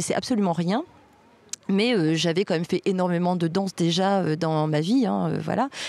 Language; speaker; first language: French; native; French